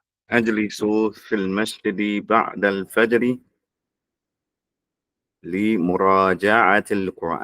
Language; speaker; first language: Arabic; non-native, learner; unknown